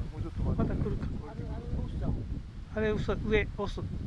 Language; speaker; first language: Japanese; native; Japanese